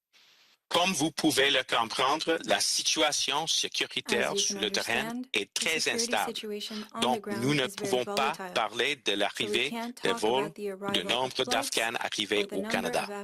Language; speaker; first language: French; non-native, local second language; English